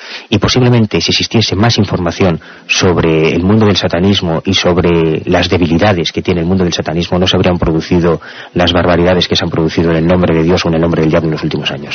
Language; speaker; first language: Spanish; native; Spanish